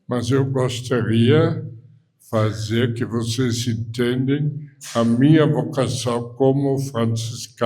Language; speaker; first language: Portuguese; non-native, fluent; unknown